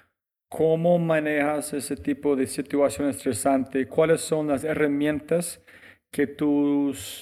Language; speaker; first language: Spanish; non-native, fluent; English